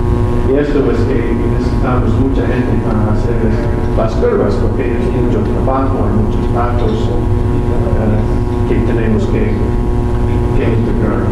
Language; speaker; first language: Spanish; non-native, learner; English